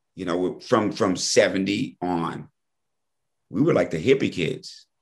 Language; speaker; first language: English; native; English